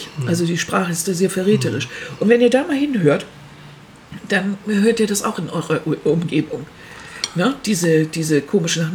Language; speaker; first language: German; native; German